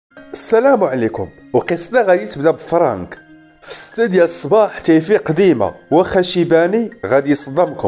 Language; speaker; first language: Arabic; native; Arabic